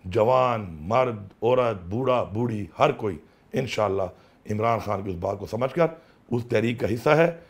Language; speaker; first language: Urdu; non-native, local second language; Pashto